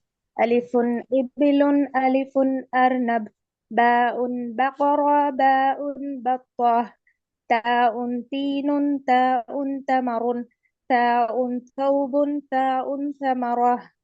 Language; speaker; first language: Arabic; non-native, learner; Urdu